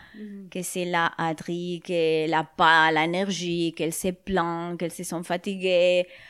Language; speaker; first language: French; non-native, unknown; Spanish